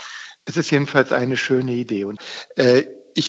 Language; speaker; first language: German; native; German